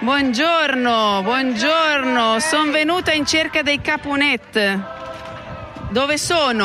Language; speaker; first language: Italian; native; Italian